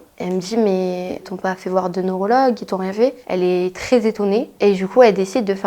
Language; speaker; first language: French; native; French